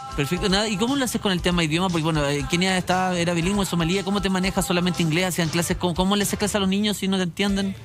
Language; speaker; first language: Spanish; native; Spanish